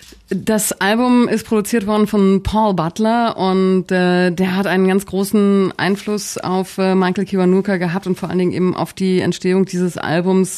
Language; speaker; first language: German; native; German